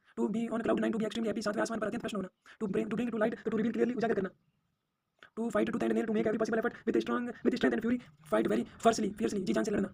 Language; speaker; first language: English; non-native, local second language; Hindi